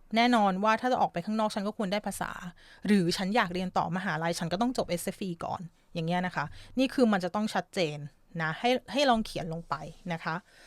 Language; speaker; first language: Thai; native; Thai